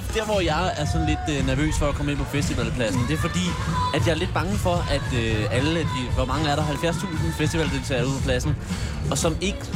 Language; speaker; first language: Danish; native; Danish